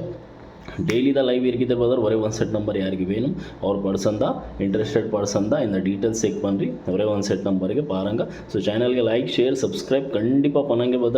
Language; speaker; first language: Tamil; non-native, learner; Kannada